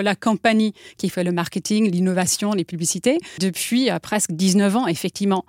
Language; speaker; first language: French; non-native, fluent; English